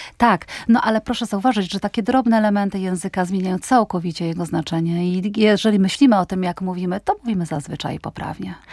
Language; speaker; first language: Polish; native; Polish